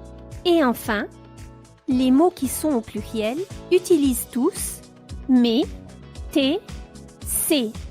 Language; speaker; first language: French; non-native, fluent; Spanish